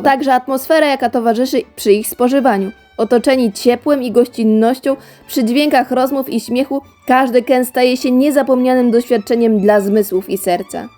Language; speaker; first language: Polish; native; Polish